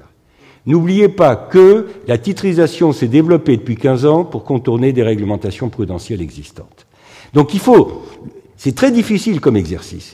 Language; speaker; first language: French; native; French